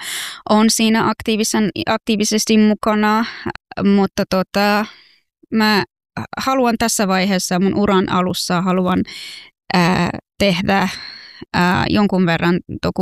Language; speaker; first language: Finnish; non-native, fluent; Persian